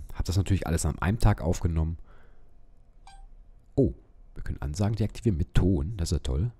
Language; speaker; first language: German; native; German